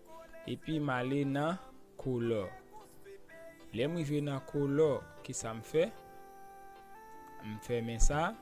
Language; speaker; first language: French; non-native, learner; Haitian Creole